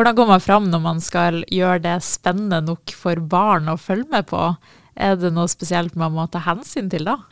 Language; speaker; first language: Norwegian; native; Norwegian